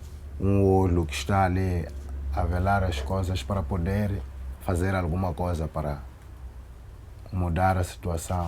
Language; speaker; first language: Portuguese; non-native, local second language; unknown